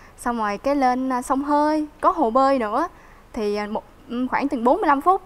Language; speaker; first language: Vietnamese; native; Vietnamese